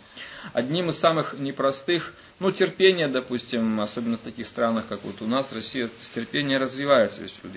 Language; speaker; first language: Russian; native; Russian